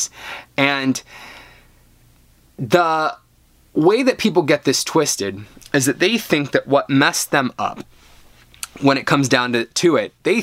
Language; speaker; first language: English; native; English